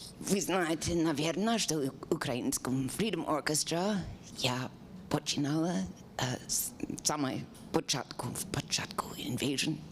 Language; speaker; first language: Ukrainian; non-native, learner; English